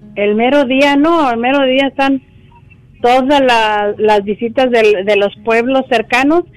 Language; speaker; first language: Spanish; native; Spanish